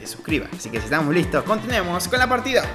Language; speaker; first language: Spanish; native; Spanish